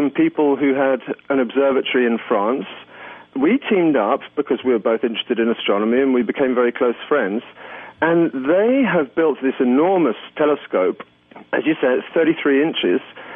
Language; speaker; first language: English; native; English